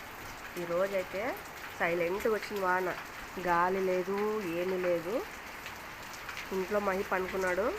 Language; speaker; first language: Telugu; native; Telugu